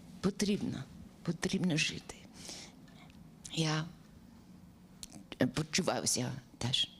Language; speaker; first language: Ukrainian; non-native, learner; English